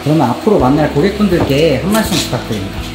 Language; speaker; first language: Korean; native; Korean